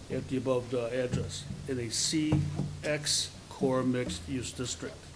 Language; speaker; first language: English; native; English